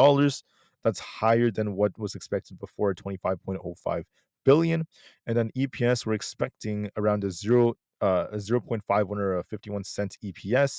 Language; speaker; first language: English; native; English